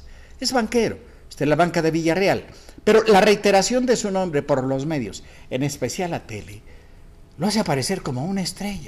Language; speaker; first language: Spanish; native; Spanish